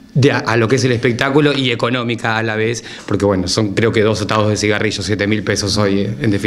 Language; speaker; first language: Spanish; native; Spanish